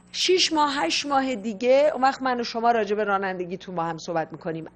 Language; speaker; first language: Persian; native; Persian